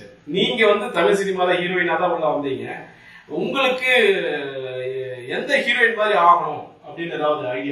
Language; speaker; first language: Tamil; native; Tamil